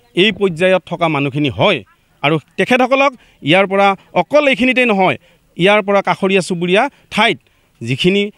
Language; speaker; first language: Assamese; native; Assamese